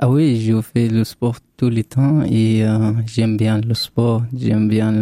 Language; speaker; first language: French; non-native, learner; Arabic